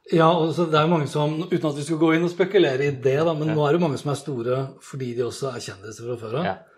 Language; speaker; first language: Norwegian; native; Norwegian